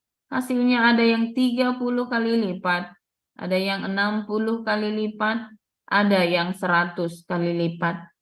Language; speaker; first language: Indonesian; native; Indonesian